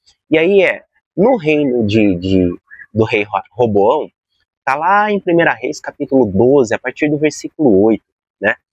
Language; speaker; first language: Portuguese; native; Portuguese